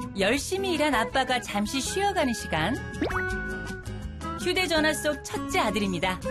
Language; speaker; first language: Korean; native; Korean